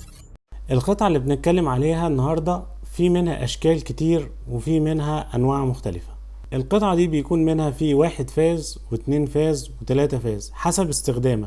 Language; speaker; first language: Arabic; native; Arabic